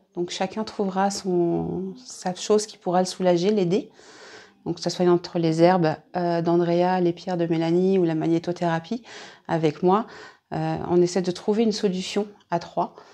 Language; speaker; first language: French; native; French